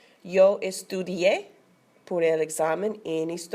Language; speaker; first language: Spanish; non-native, fluent; English